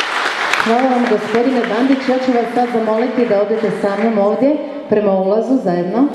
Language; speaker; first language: Croatian; native; Croatian